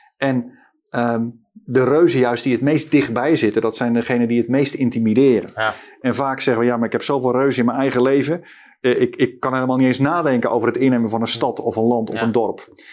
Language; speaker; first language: Dutch; native; Dutch